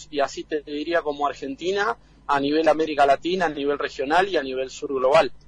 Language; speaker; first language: Spanish; native; Spanish